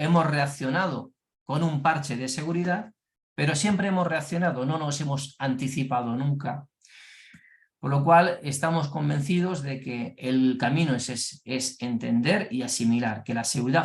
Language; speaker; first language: Spanish; native; Spanish